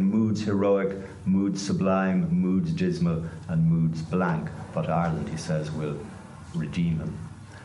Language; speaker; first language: English; native; English